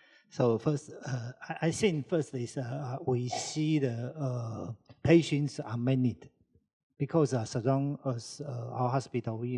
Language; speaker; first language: English; non-native, learner; Chinese